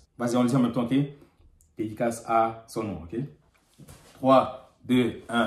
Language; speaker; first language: French; native; French